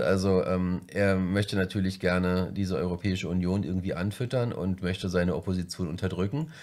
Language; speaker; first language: German; native; German